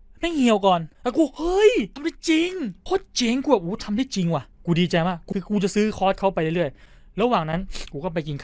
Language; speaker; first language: Thai; native; Thai